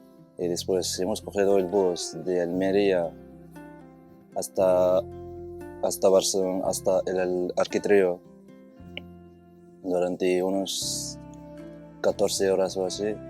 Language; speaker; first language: Spanish; non-native, fluent; Arabic